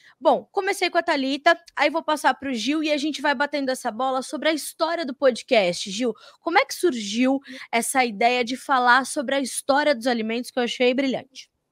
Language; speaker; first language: Portuguese; native; Portuguese